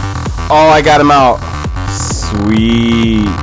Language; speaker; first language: English; native; English